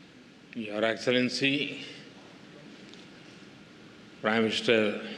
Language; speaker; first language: English; non-native, local second language; Hindi